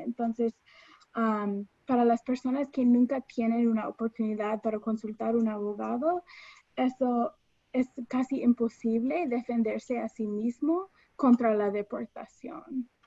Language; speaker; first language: Spanish; non-native, fluent; English